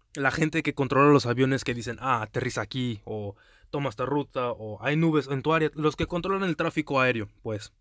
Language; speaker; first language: Spanish; early bilingual, heritage; Spanish